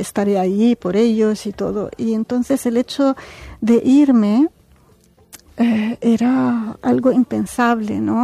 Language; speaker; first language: Spanish; non-native, fluent; Arabic